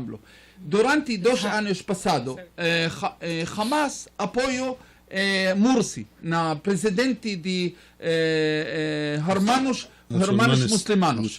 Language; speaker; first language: Spanish; non-native, learner; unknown